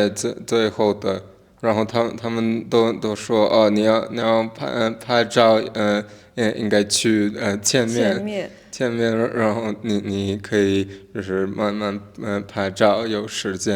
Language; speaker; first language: Chinese; non-native, learner; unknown